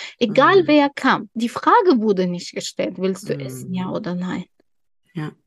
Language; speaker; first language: German; non-native, fluent; Tajik